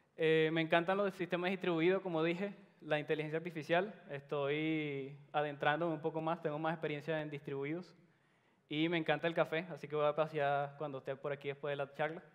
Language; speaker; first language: Spanish; native; Spanish